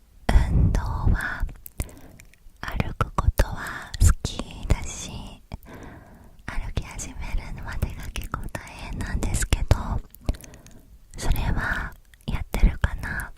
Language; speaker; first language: Japanese; native; Japanese